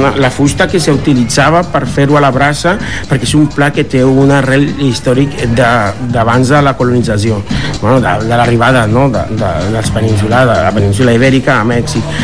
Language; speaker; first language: Catalan; non-native, fluent; Spanish